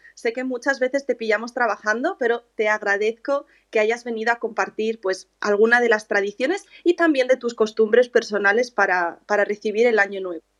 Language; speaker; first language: Spanish; native; Spanish